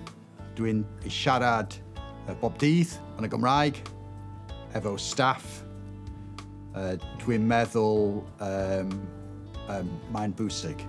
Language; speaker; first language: Welsh; non-native, learner; English